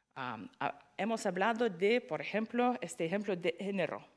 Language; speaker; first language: Spanish; non-native, fluent; Lithuanian